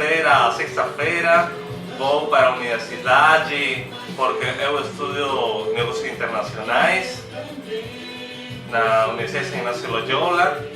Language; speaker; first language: Portuguese; non-native, learner; Spanish